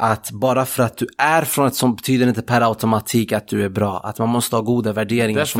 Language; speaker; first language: Swedish; non-native, fluent; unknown